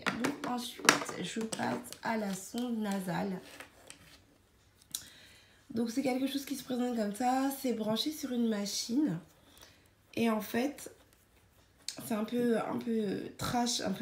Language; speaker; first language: French; native; French